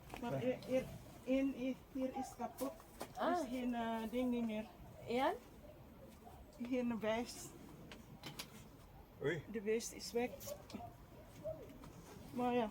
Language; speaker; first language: Dutch; non-native, learner; Cebuano